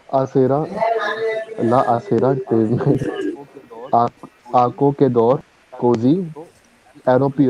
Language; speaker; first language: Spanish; non-native, learner; Hindi